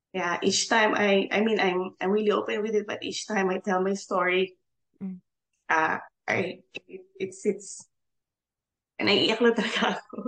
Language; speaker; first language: English; non-native, local second language; Filipino